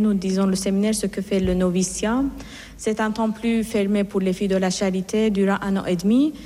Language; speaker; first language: French; non-native, fluent; Persian